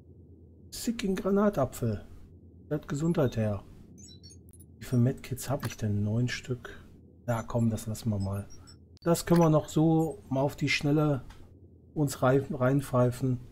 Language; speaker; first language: German; native; German